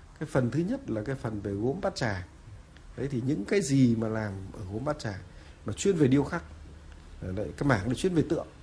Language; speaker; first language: Vietnamese; native; Vietnamese